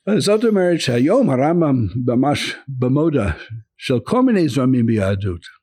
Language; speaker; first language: Hebrew; non-native, fluent; English